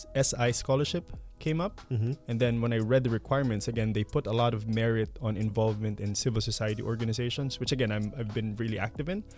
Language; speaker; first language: English; non-native, local second language; Filipino